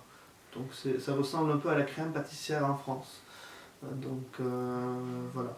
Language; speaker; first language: French; non-native, local second language; Arabic